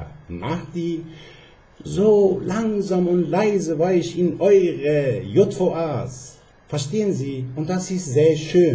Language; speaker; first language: German; non-native, fluent; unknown